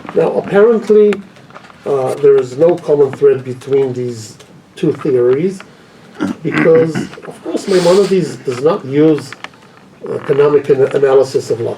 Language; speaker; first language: English; non-native, fluent; Hebrew